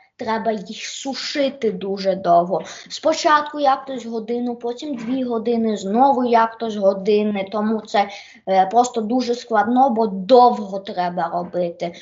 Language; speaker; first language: Ukrainian; early bilingual, heritage; Ukrainian